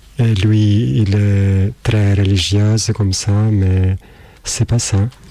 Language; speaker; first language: French; non-native, learner; Albanian